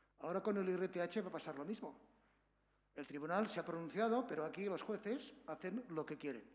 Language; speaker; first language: Spanish; native; Spanish